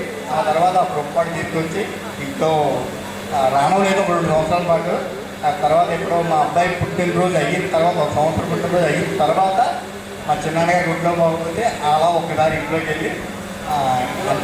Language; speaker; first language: Telugu; native; Telugu